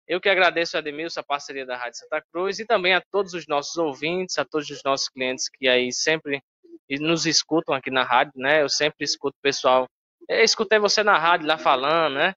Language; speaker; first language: Portuguese; native; Portuguese